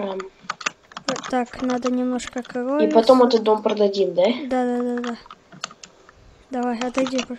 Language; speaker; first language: Russian; native; Russian